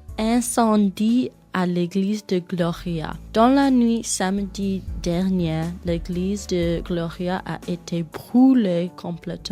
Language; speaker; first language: French; non-native, learner; English